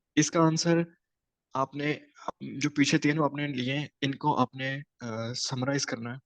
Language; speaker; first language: Urdu; non-native, local second language; Punjabi